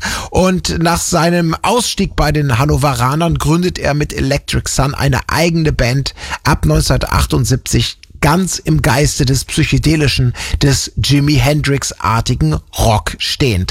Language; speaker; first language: German; native; German